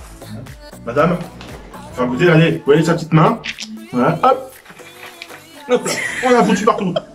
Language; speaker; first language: French; native; French